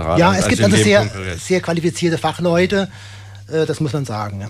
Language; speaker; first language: German; native; German